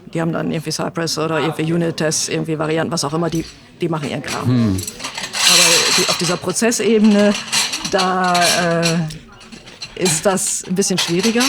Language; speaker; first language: German; native; German